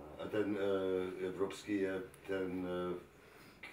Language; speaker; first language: Czech; non-native, learner; English